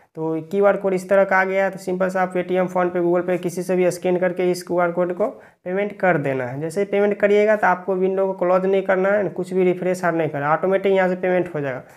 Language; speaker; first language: Hindi; native; Hindi